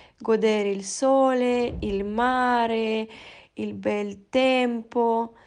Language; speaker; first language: Italian; non-native, fluent; Russian